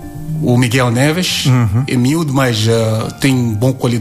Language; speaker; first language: Portuguese; non-native, learner; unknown